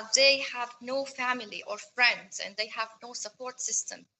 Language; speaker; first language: English; non-native, fluent; Arabic